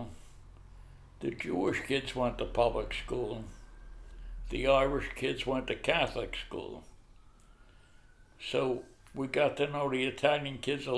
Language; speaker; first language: English; early bilingual, other home language; Yiddish